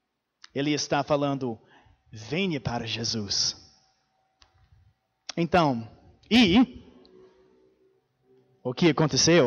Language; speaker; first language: Portuguese; non-native, fluent; English